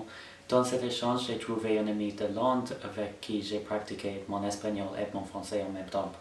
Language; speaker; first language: French; non-native, fluent; English